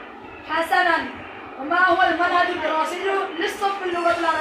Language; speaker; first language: Arabic; non-native, learner; Urdu